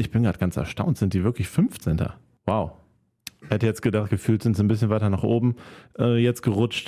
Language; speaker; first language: German; native; German